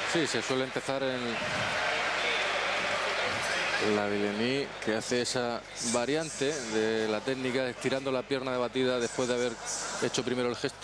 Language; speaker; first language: Spanish; native; Spanish